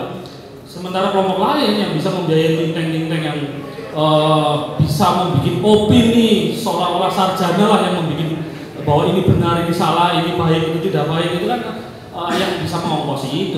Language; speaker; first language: Indonesian; native; Indonesian